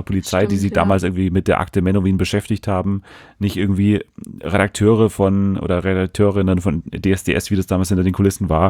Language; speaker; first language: German; native; German